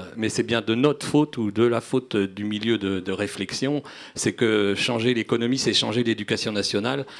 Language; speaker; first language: French; native; French